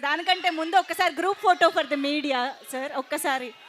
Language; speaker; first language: Telugu; native; Telugu